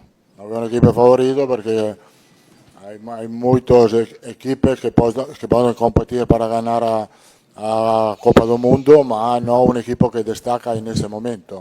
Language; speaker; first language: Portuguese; non-native, fluent; Italian